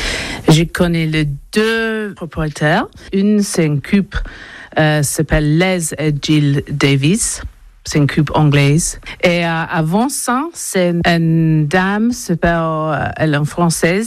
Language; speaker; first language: French; non-native, learner; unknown